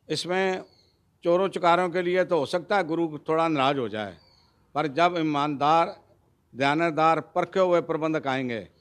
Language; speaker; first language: Hindi; non-native, local second language; Punjabi